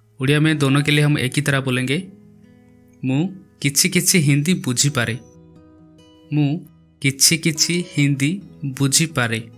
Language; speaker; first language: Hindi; non-native, local second language; Odia